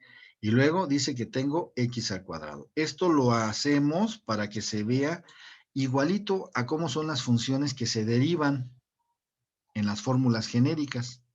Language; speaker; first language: Spanish; native; Spanish